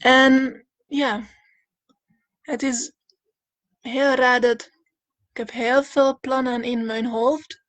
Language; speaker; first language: Dutch; non-native, fluent; Hungarian